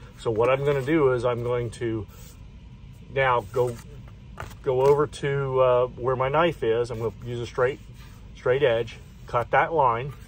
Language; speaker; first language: English; native; English